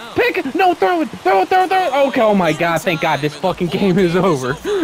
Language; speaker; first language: English; native; English